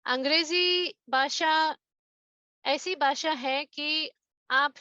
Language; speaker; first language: Hindi; non-native, fluent; Japanese